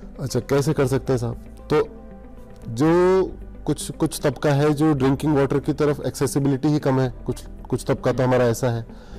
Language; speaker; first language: Hindi; native; Hindi